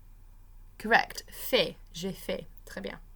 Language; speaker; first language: French; non-native, fluent; English